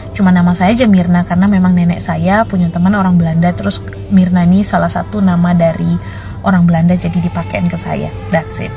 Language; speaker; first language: Indonesian; native; Indonesian